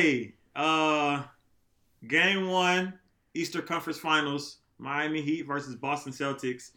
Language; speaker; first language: English; native; English